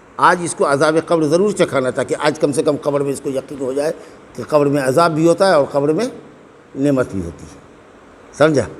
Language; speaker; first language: Urdu; native; Urdu